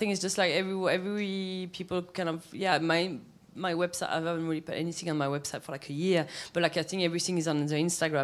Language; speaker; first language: English; non-native, fluent; French